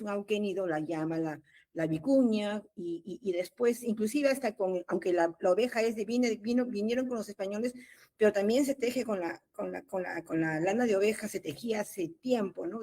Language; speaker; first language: Spanish; native; Spanish